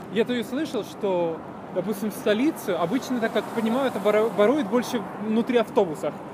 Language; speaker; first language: Russian; non-native, fluent; Spanish